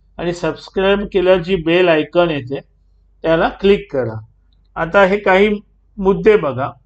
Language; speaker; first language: Marathi; native; Marathi